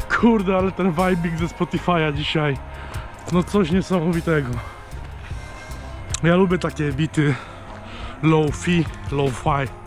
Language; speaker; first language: Polish; native; Polish